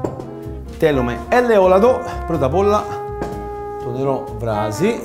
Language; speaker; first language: Greek; non-native, fluent; Italian